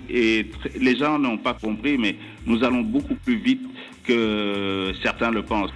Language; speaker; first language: French; non-native, local second language; Wolof